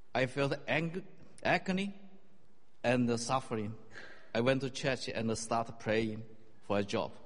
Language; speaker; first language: English; non-native, fluent; Chinese